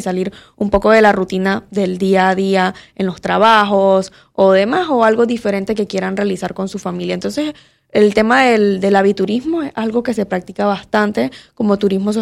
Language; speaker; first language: Spanish; native; Spanish